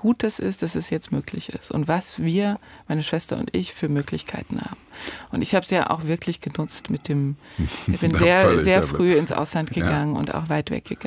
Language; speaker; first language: German; native; German